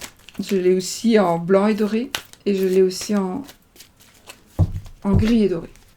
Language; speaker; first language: French; native; French